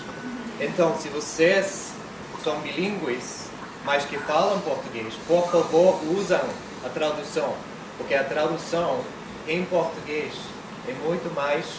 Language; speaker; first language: Portuguese; non-native, fluent; English